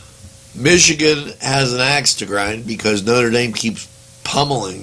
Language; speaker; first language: English; native; English